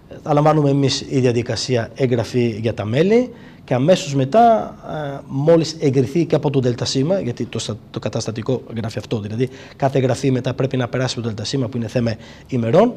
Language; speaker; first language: Greek; non-native, fluent; Italian